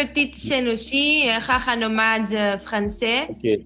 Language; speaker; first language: French; non-native, learner; Greek